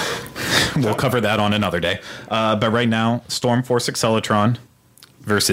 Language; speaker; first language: English; native; English